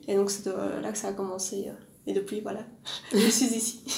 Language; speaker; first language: French; native; French